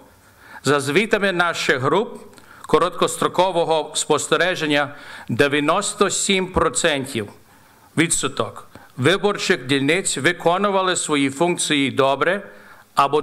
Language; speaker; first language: Ukrainian; early bilingual, heritage; Ukrainian